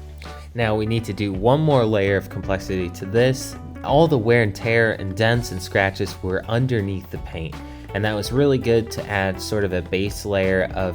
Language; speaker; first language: English; native; English